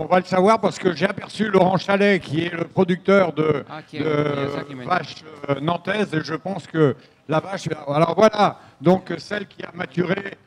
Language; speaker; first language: French; native; French